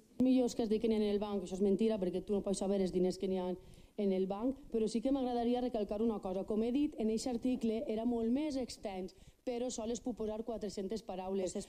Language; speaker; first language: Catalan; non-native, local second language; Spanish